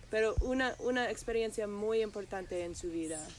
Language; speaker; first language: Spanish; non-native, learner; English